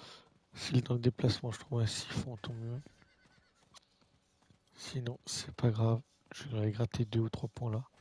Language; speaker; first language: French; native; French